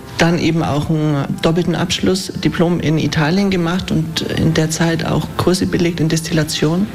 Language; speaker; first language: German; native; German